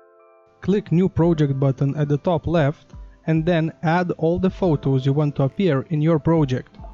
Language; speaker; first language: English; non-native, fluent; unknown